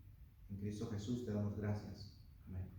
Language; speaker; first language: Spanish; native; Spanish